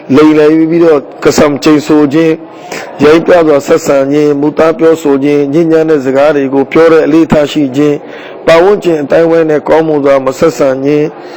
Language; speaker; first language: Burmese; native; Burmese